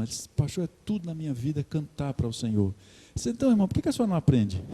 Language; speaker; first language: Portuguese; native; Portuguese